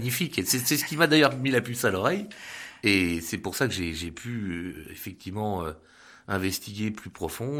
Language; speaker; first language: French; native; French